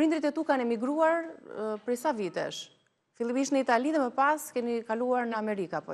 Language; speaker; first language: Albanian; native; Albanian